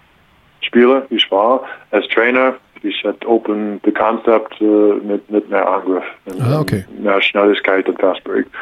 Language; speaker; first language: German; non-native, learner; English